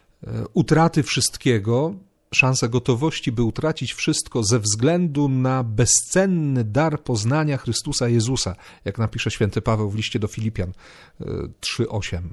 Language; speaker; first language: Polish; native; Polish